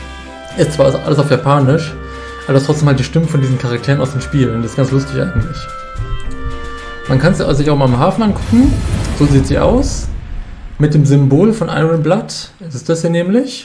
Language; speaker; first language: German; native; German